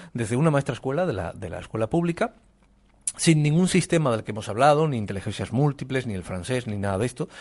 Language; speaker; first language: Spanish; native; Spanish